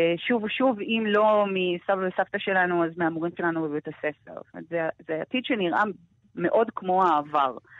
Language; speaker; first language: Hebrew; native; Hebrew